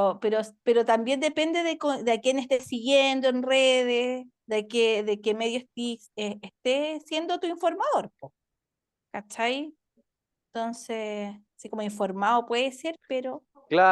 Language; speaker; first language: Spanish; native; Spanish